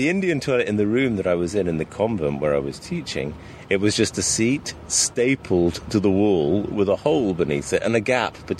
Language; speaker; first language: English; native; English